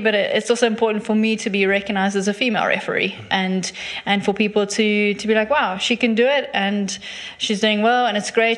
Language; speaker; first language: English; native; English